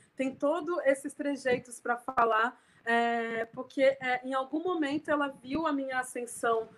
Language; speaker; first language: Portuguese; native; Portuguese